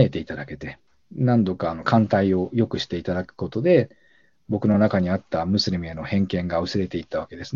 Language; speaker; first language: Japanese; native; Japanese